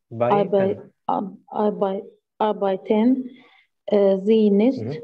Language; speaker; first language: German; non-native, learner; Arabic